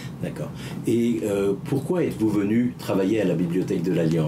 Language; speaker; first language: French; native; French